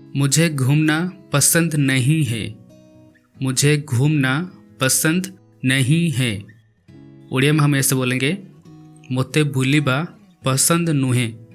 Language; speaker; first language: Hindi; non-native, local second language; Odia